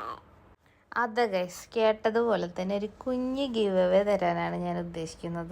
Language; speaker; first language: Malayalam; native; Malayalam